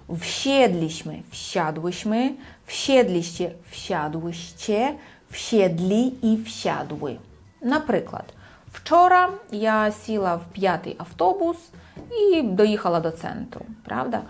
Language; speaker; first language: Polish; non-native, fluent; Ukrainian